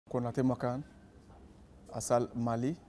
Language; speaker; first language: Indonesian; non-native, learner; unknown